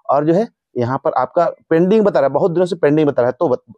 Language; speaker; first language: Hindi; native; Hindi